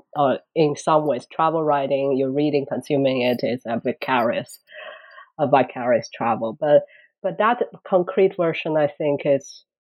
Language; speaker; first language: English; non-native, fluent; Chinese